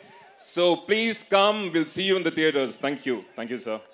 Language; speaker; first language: Telugu; native; Telugu